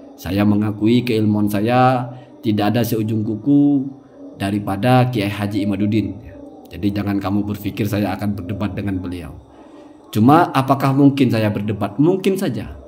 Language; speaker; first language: Indonesian; non-native, local second language; Madurese